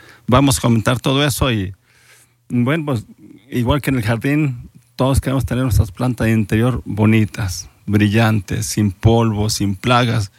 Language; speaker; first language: Spanish; native; Spanish